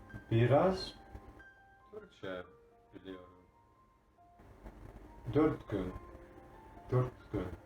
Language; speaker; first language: Turkish; non-native, learner; English